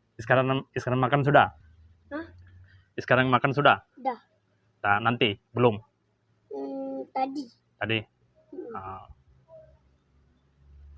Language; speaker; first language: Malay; non-native, learner; Bangla